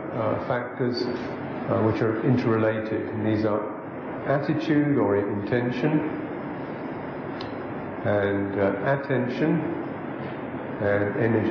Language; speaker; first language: English; native; English